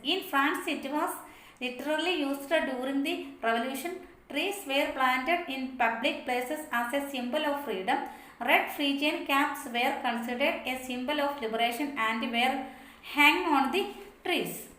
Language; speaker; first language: English; non-native, local second language; Malayalam